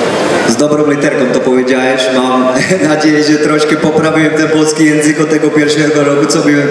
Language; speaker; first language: Polish; non-native, fluent; Czech